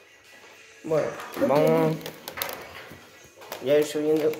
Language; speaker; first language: Spanish; native; Spanish